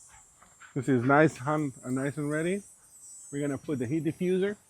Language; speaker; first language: English; early bilingual, other home language; Spanish